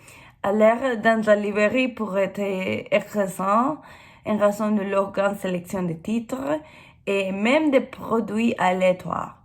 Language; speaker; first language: French; non-native, learner; English